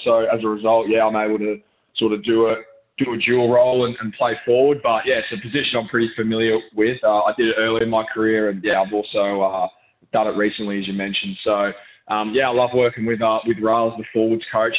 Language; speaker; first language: English; native; English